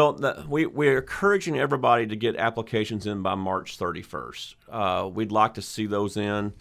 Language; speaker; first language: English; native; English